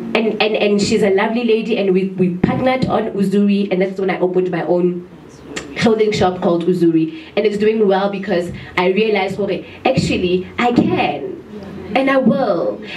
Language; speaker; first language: English; non-native, local second language; Southern Sotho